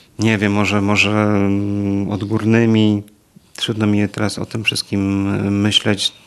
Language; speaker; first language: Polish; native; Polish